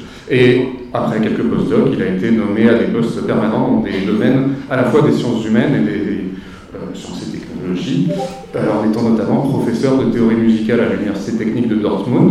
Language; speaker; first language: French; native; French